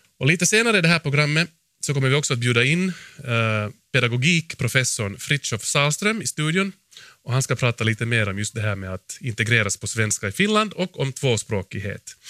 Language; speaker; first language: Swedish; native; Swedish